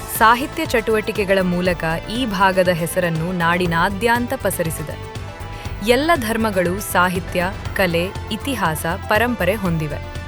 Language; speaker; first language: Kannada; native; Kannada